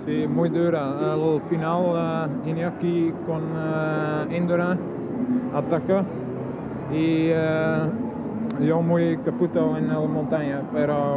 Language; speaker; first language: Spanish; non-native, learner; Dutch